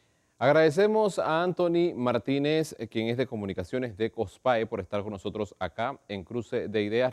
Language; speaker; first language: Spanish; native; Spanish